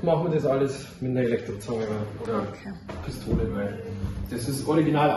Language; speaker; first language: German; native; German